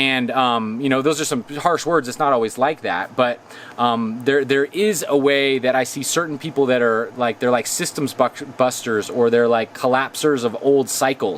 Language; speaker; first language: English; native; English